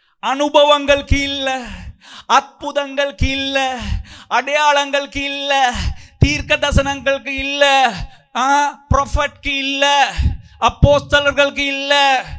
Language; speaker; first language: Tamil; non-native, local second language; Sinhala